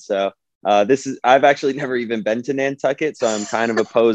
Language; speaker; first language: English; native; English